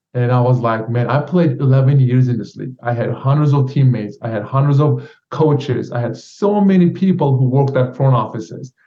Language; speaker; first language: English; non-native, fluent; Turkish